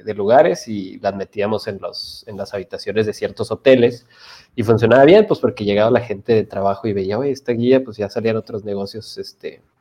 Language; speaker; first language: Spanish; native; Spanish